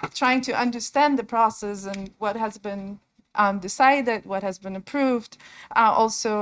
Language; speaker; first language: English; non-native, fluent; Polish